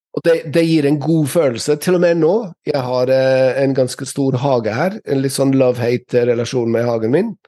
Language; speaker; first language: Norwegian; non-native, fluent; English